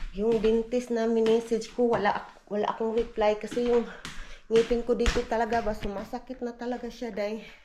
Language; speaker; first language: Filipino; non-native, local second language; Cebuano